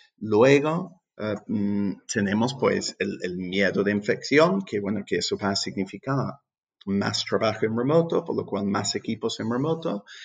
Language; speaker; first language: Spanish; non-native, fluent; English